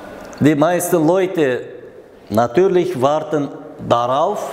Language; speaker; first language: German; non-native, learner; Uzbek